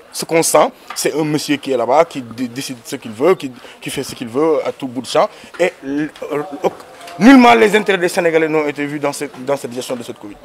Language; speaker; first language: French; non-native, local second language; Wolof